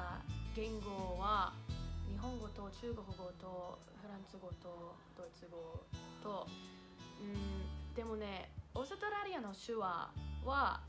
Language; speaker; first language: Japanese; non-native, learner; English